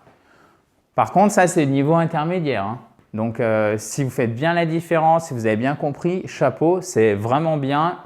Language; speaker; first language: French; native; French